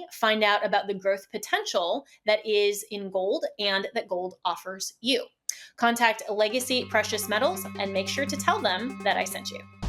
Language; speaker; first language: English; native; English